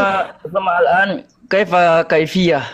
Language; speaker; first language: Arabic; non-native, learner; Indonesian